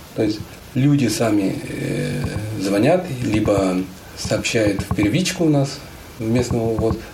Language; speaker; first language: Russian; native; Russian